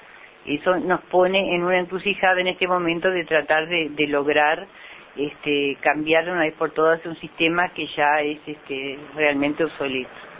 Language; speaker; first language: Spanish; native; Spanish